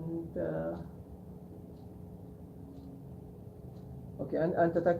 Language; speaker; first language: Arabic; non-native, learner; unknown